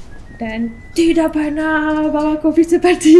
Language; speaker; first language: Indonesian; non-native, learner; French